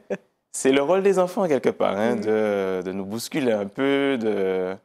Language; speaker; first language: French; native; French